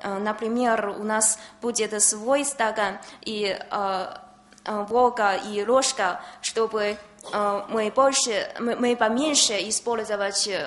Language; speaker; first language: Russian; non-native, learner; Chinese